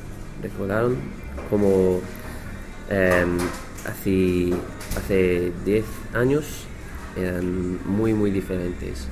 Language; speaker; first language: Spanish; non-native, learner; English